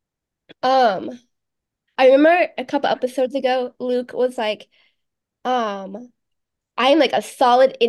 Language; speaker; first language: English; early bilingual, other home language; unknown